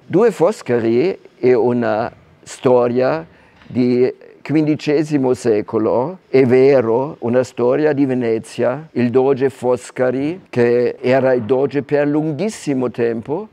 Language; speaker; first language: Italian; non-native, fluent; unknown